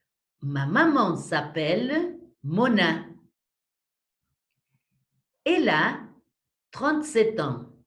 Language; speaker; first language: French; non-native, fluent; Spanish